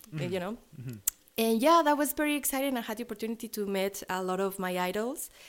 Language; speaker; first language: English; non-native, fluent; Spanish